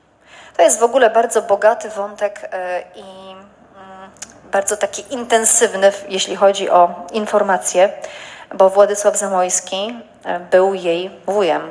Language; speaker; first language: Polish; native; Polish